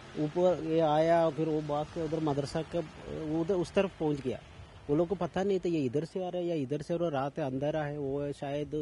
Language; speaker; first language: Hindi; non-native, local second language; Malayalam